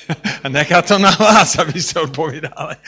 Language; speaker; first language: Czech; non-native, fluent; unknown